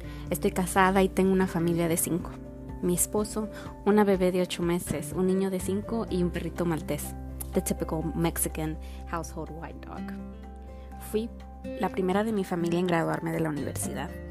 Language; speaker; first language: Spanish; early bilingual, heritage; Spanish